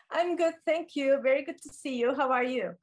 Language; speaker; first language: English; non-native, fluent; Turkish